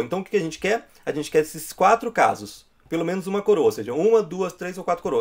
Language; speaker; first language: Portuguese; native; Portuguese